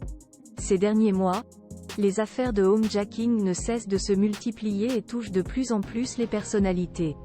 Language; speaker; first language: French; native; French